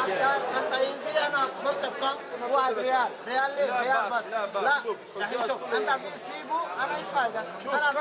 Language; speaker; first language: Arabic; non-native, learner; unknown